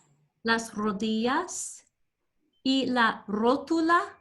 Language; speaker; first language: Spanish; non-native, learner; English